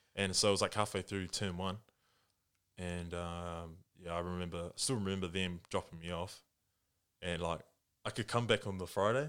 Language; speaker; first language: English; early bilingual, other home language; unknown